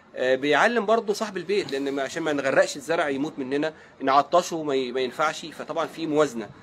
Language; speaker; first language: Egyptian Arabic; native; Egyptian Arabic